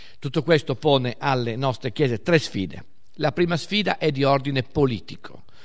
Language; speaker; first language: Italian; native; Italian